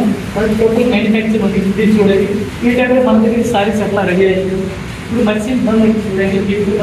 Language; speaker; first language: Telugu; non-native, local second language; Urdu